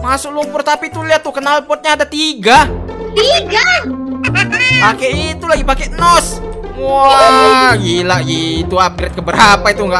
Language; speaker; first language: Indonesian; native; Indonesian